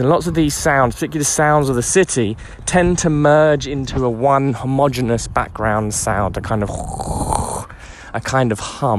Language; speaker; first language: English; native; English